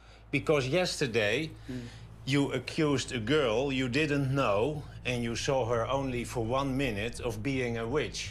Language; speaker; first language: English; non-native, fluent; Dutch